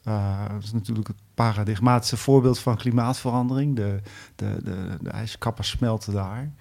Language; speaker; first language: Dutch; native; Dutch